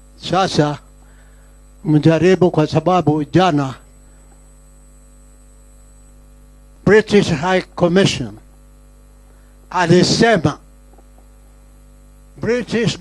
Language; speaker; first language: Swahili; non-native, local second language; Kikuyu